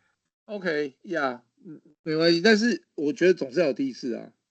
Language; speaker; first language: Chinese; native; Chinese